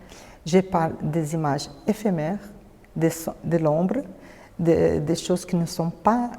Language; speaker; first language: French; non-native, fluent; Portuguese